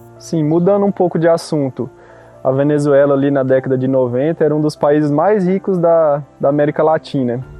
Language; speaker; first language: Portuguese; native; Portuguese